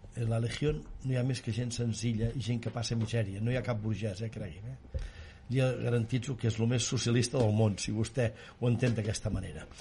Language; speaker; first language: Catalan; native; Catalan